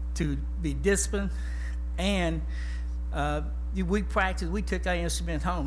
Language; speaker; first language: English; native; English